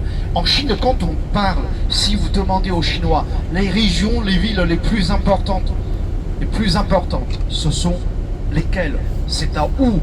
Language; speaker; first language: French; non-native, fluent; Chinese